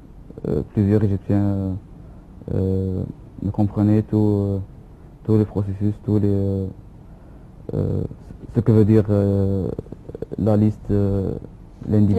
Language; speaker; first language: French; non-native, fluent; Arabic